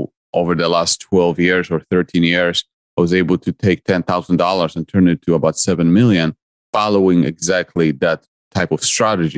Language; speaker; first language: English; non-native, fluent; Polish